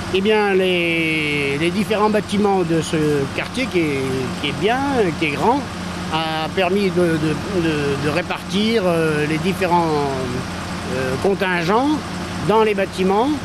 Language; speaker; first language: French; native; French